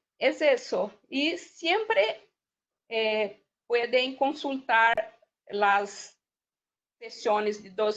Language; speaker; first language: Spanish; non-native, learner; Portuguese